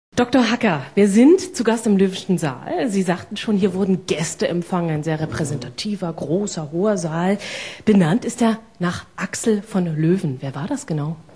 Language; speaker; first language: German; native; German